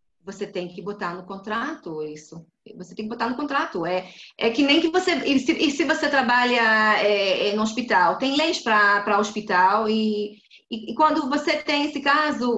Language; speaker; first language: Portuguese; non-native, fluent; Hebrew